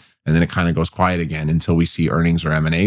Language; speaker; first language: English; native; English